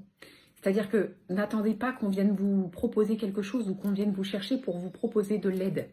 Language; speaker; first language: French; native; French